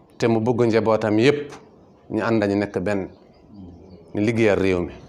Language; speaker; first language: Wolof; non-native, local second language; Fula